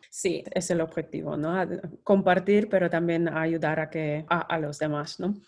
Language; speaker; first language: Spanish; non-native, fluent; Polish